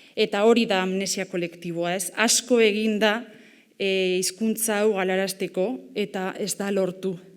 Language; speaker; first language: Basque; non-native, local second language; Spanish